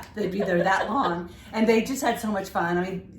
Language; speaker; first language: English; native; English